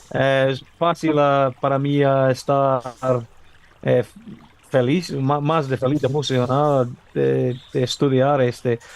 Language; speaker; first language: Spanish; non-native, learner; English